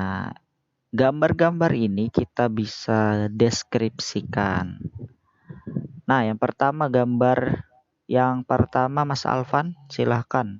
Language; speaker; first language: Indonesian; native; Indonesian